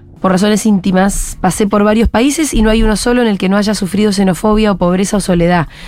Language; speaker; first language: Spanish; native; Spanish